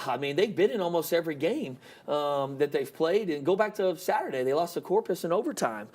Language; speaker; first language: English; native; English